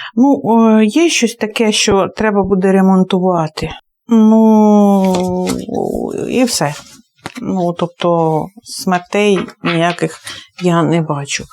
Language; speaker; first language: Ukrainian; non-native, local second language; Russian